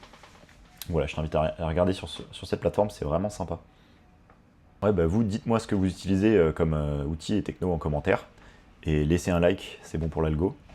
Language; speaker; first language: French; native; French